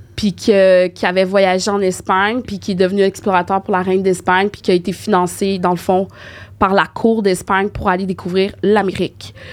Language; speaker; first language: French; native; French